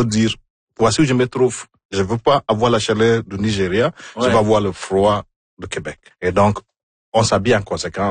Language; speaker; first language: French; non-native, fluent; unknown